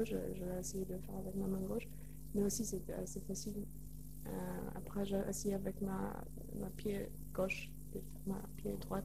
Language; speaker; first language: French; non-native, learner; Polish